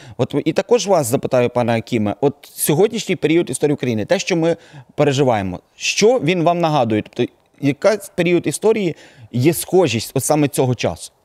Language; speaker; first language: Ukrainian; native; Ukrainian